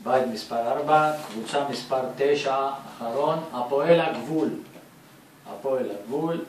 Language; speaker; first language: Hebrew; native; Hebrew